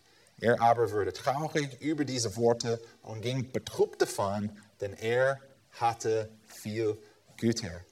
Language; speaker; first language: German; non-native, fluent; English